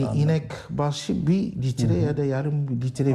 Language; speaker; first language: Turkish; non-native, learner; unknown